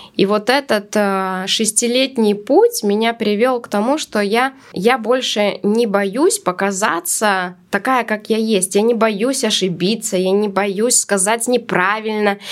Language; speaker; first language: Russian; non-native, local second language; Latvian